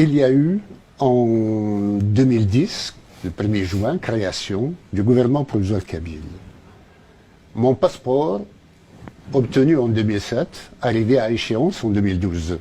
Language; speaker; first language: French; non-native, local second language; Kabyle